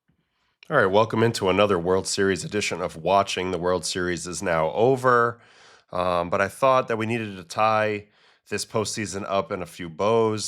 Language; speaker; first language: English; native; English